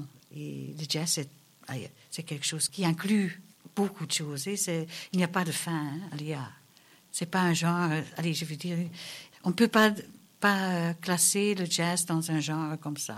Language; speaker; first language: French; early bilingual, other home language; German